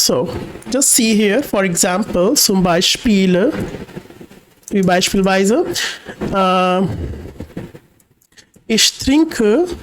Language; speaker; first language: German; non-native, learner; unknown